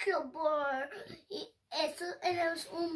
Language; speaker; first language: Spanish; early bilingual, heritage; Spanish